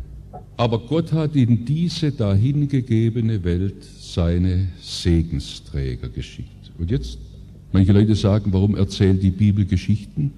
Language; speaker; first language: German; native; German